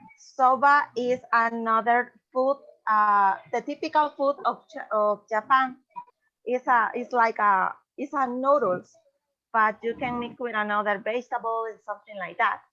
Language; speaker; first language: English; non-native, learner; Spanish